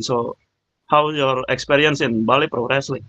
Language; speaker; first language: English; non-native, learner; Indonesian